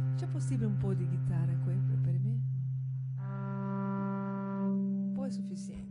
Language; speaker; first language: Italian; non-native, learner; Portuguese